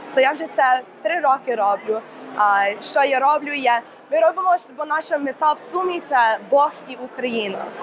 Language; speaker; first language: Ukrainian; early bilingual, heritage; Ukrainian